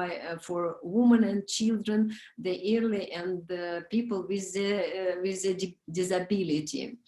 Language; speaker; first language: English; non-native, learner; Romanian